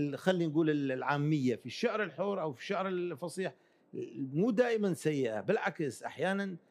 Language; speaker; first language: Arabic; early bilingual, other home language; Kurdish